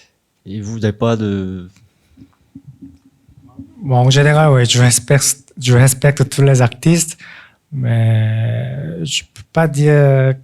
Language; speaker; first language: French; non-native, fluent; Korean